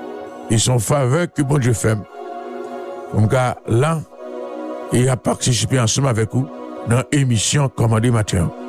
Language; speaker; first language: French; non-native, local second language; Haitian Creole